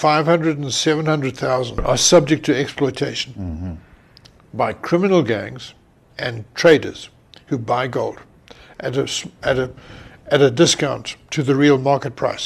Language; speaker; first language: English; native; English